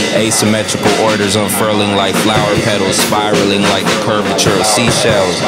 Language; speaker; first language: English; native; English